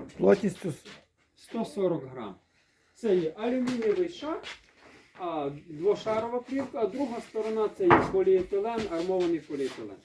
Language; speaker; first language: Ukrainian; native; Ukrainian